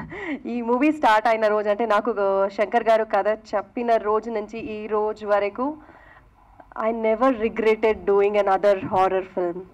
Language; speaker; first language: Telugu; non-native, fluent; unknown